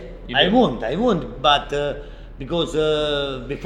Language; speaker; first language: English; non-native, learner; Italian